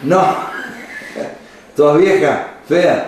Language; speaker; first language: Spanish; native; Spanish